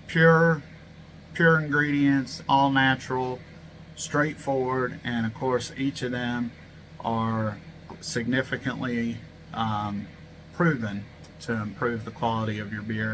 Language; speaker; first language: English; native; English